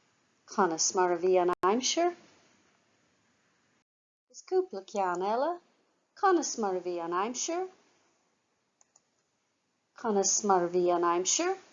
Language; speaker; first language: Irish; non-native, local second language; English